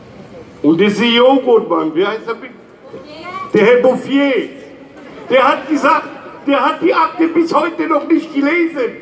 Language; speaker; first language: German; non-native, fluent; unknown